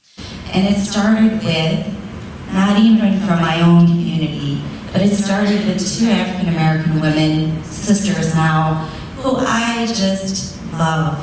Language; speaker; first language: English; early bilingual, other home language; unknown